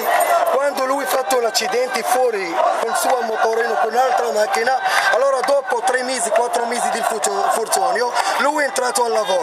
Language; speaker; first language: Italian; non-native, learner; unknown